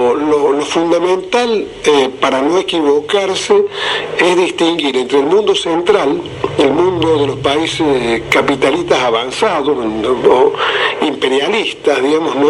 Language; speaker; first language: Spanish; native; Spanish